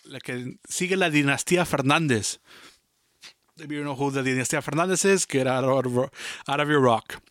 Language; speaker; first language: Spanish; early bilingual, heritage; Spanish